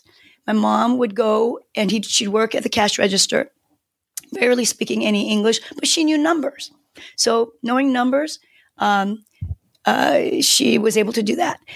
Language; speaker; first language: English; non-native, fluent; Korean